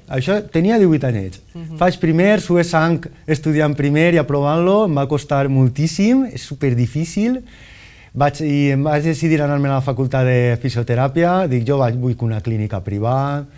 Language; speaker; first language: Catalan; native; Catalan